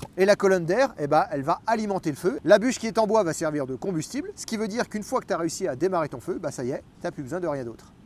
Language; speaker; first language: French; native; French